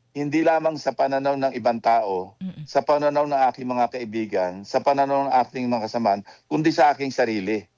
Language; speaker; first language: Filipino; native; Filipino